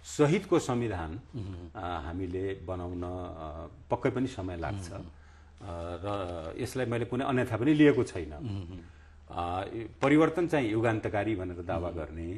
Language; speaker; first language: Nepali; non-native, local second language; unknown